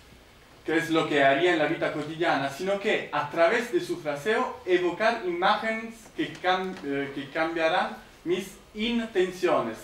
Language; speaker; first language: Spanish; non-native, fluent; Italian